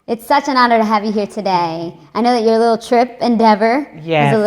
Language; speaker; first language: English; native; English